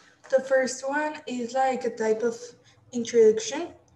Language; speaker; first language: English; non-native, learner; Spanish